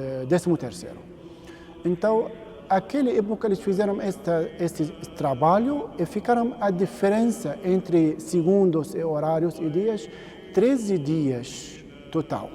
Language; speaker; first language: Portuguese; non-native, learner; Arabic